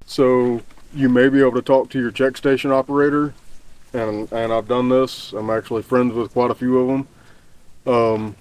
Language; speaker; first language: English; native; English